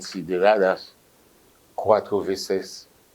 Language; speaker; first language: Spanish; non-native, fluent; French